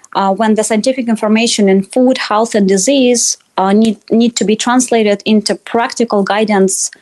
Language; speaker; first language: English; non-native, fluent; Russian